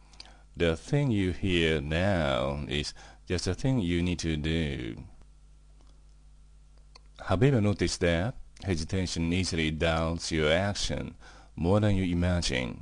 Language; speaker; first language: English; non-native, fluent; Japanese